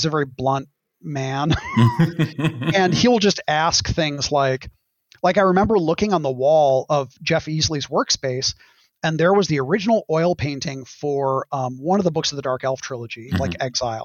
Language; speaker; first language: English; native; English